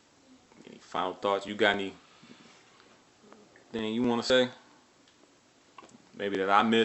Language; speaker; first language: English; native; English